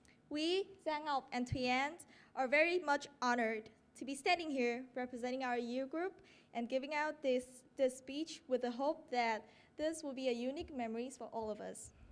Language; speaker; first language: English; non-native, fluent; Vietnamese